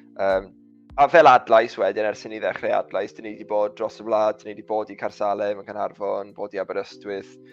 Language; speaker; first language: Welsh; native; Welsh